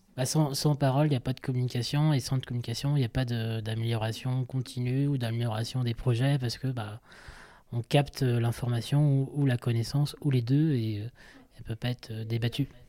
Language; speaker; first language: French; native; French